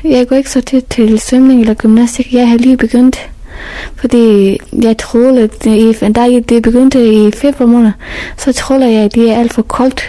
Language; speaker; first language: Danish; non-native, fluent; Persian